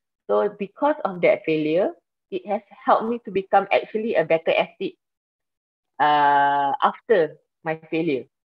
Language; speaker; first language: English; non-native, local second language; Malay